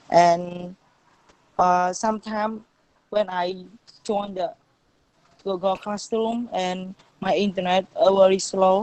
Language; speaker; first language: English; non-native, learner; Khmer